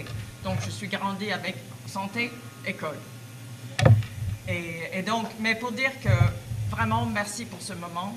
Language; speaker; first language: French; non-native, fluent; Swedish